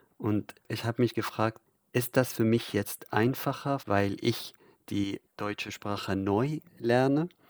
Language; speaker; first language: German; non-native, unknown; Arabic